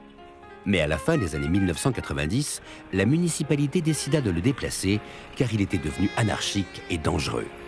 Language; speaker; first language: French; native; French